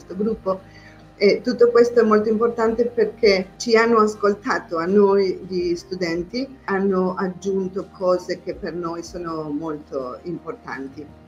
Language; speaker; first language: Italian; non-native, learner; Spanish